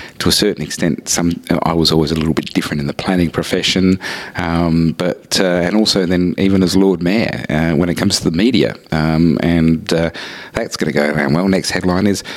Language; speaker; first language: English; native; English